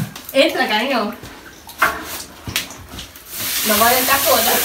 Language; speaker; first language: Spanish; non-native, fluent; Portuguese